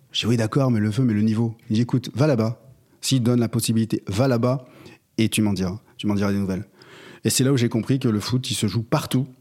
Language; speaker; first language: French; native; French